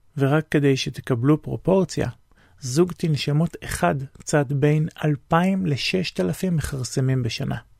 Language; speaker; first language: Hebrew; native; Hebrew